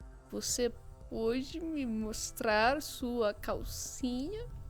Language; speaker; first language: Portuguese; non-native, learner; English